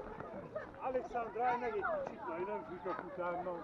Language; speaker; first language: Romanian; non-native, local second language; Hungarian